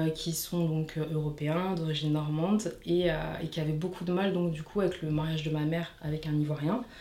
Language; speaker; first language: French; native; French